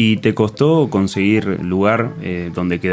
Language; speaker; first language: Spanish; native; Spanish